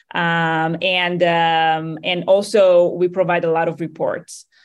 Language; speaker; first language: English; non-native, fluent; Hebrew